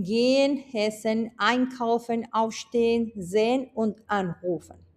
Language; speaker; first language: German; non-native, fluent; Spanish